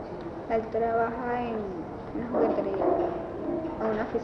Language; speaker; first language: Spanish; native; Spanish